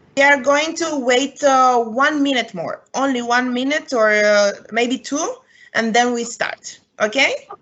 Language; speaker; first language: English; non-native, fluent; Romanian